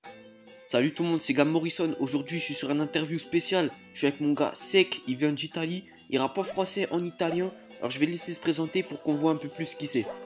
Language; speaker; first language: French; native; French